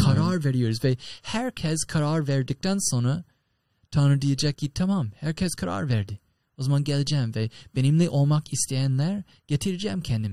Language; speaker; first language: Turkish; non-native, learner; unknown